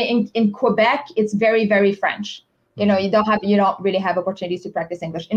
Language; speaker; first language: English; non-native, fluent; French